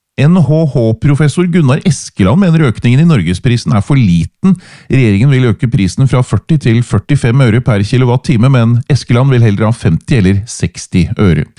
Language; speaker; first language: Norwegian; native; Norwegian